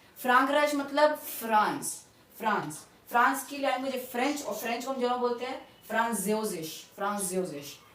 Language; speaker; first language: Hindi; native; Hindi